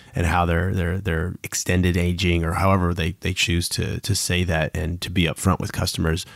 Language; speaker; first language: English; native; English